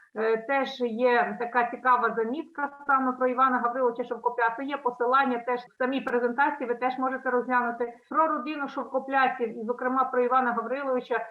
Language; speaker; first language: Ukrainian; native; Ukrainian